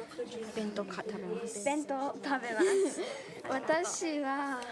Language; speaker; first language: Japanese; non-native, learner; English